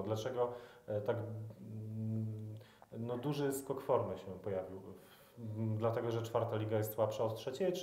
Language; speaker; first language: Polish; native; Polish